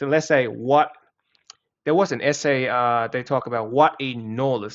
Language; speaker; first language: English; non-native, fluent; Vietnamese